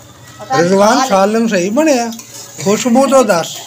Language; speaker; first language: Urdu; non-native, local second language; Punjabi